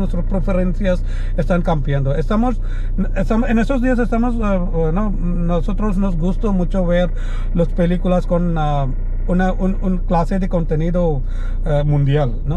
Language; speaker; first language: Spanish; non-native, learner; Malayalam